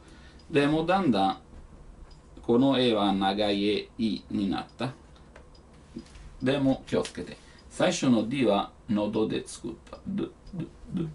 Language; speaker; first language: Japanese; non-native, learner; Italian